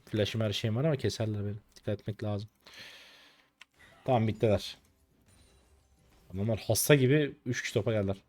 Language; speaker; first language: Turkish; native; Turkish